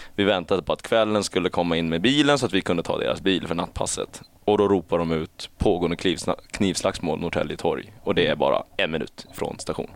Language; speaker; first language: Swedish; early bilingual, other home language; Chinese